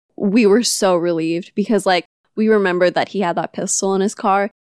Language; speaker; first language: English; non-native, local second language; Filipino